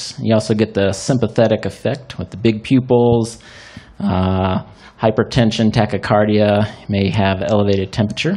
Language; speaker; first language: English; native; English